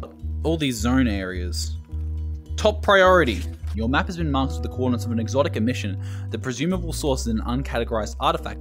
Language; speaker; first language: English; native; English